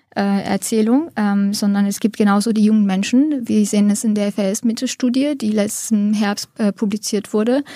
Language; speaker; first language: German; early bilingual, other home language; Romanian